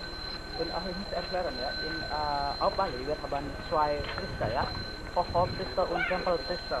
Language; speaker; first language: German; non-native, learner; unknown